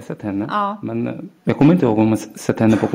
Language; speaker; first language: Swedish; non-native, learner; Arabic